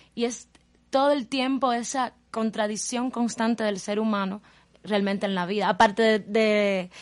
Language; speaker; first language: Spanish; native; Spanish